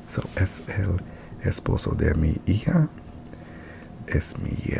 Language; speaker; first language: Spanish; non-native, learner; English